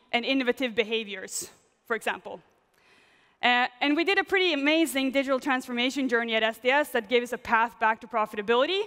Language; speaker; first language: English; non-native, fluent; Swedish